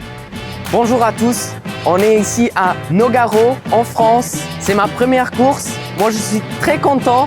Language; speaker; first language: French; non-native, learner; Luxembourgish